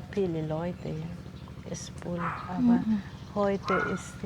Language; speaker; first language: German; non-native, learner; Filipino